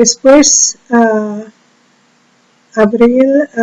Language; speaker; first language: Spanish; non-native, learner; English